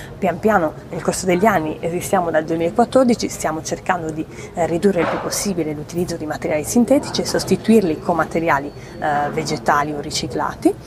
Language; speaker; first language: Italian; native; Italian